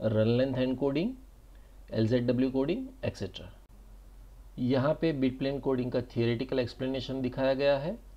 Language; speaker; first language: Hindi; non-native, local second language; Gujarati